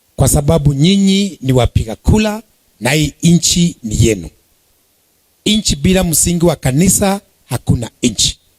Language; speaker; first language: Swahili; non-native, local second language; Kikuyu